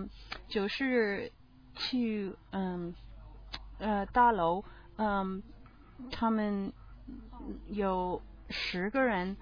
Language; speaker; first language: Chinese; non-native, learner; English